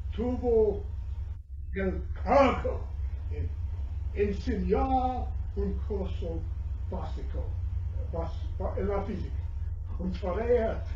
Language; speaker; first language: Spanish; non-native, learner; English